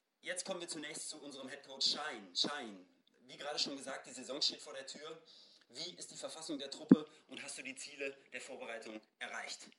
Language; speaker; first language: German; native; German